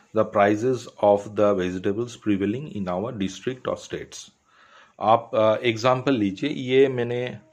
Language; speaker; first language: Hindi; non-native, local second language; Bangla